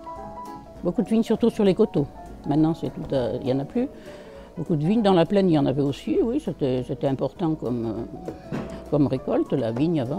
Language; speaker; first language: French; native; French